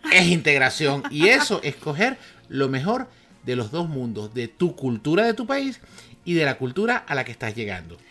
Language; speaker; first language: Spanish; native; Spanish